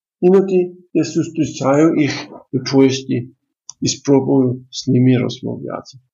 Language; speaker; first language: Ukrainian; non-native, learner; Danish